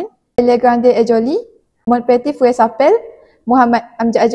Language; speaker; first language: French; non-native, learner; Malay